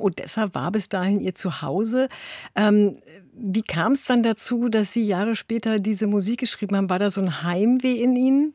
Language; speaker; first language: German; native; German